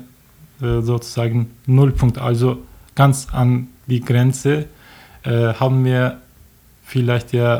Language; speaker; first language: German; non-native, learner; Turkish